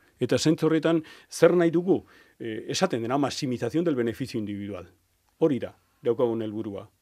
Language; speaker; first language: Basque; native; Basque